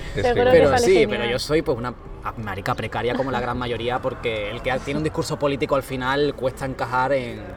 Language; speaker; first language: Spanish; native; Spanish